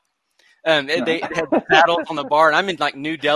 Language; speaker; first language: English; native; English